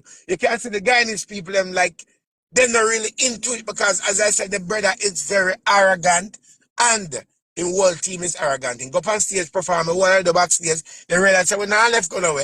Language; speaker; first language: English; native; English